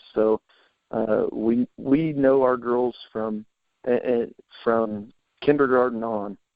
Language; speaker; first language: English; native; English